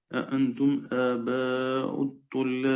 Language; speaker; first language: Arabic; non-native, learner; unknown